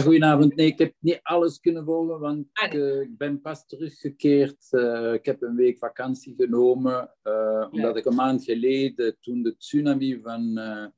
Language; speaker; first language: Dutch; non-native, local second language; French